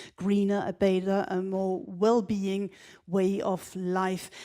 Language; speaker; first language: English; non-native, fluent; Danish